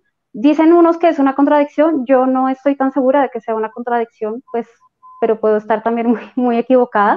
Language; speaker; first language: Spanish; native; Spanish